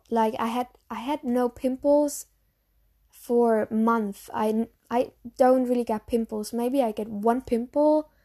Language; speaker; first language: English; non-native, fluent; German